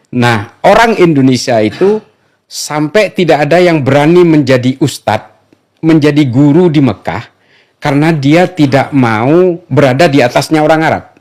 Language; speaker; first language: Indonesian; non-native, local second language; Madurese